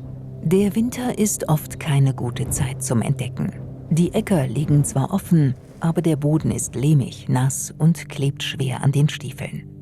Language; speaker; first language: German; native; German